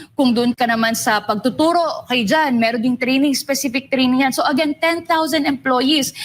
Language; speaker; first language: Filipino; native; Filipino